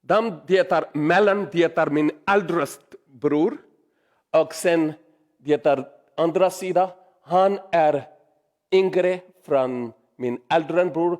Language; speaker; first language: Swedish; non-native, learner; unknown